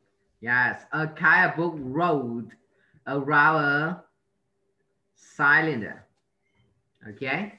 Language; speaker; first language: English; non-native, learner; Vietnamese